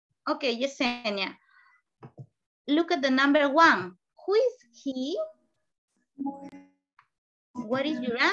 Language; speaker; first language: English; non-native, learner; Spanish